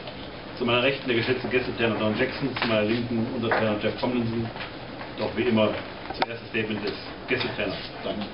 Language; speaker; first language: German; native; German